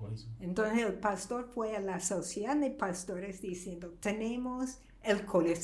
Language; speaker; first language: Spanish; non-native, fluent; English